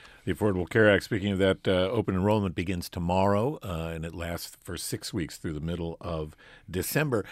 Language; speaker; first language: English; native; English